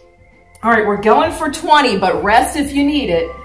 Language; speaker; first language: English; native; English